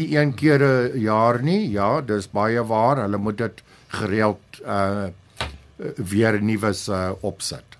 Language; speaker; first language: Afrikaans; non-native, local second language; English